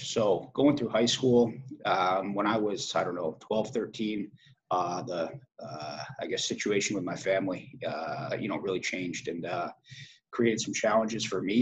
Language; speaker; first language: English; native; English